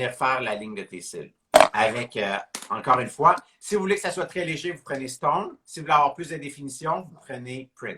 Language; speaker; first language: French; native; French